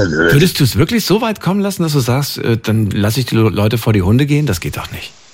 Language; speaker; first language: German; native; German